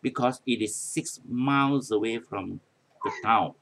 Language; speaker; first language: English; non-native, local second language; Malay